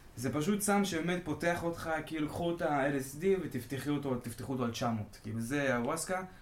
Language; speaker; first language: Hebrew; native; Hebrew